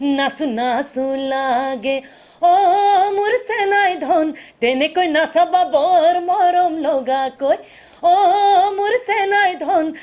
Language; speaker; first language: Hindi; non-native, local second language; Assamese